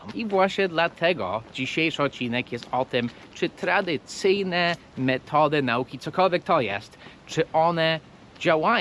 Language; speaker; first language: Polish; early bilingual, heritage; Polish